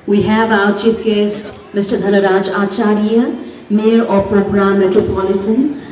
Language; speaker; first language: English; non-native, local second language; Nepali